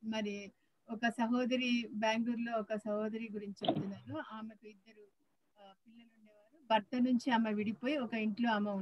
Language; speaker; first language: Telugu; native; Telugu